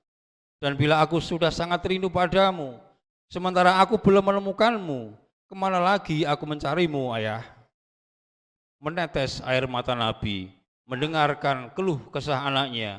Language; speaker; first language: Indonesian; native; Indonesian